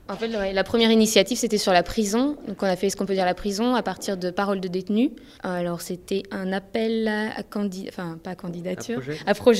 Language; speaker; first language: French; native; French